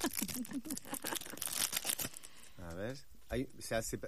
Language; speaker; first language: Spanish; non-native, fluent; French